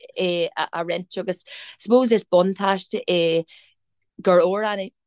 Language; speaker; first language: Irish; non-native, local second language; English